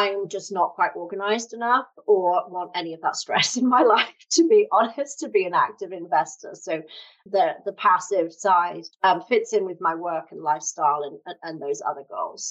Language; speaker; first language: English; native; English